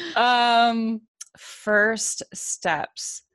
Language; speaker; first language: English; native; English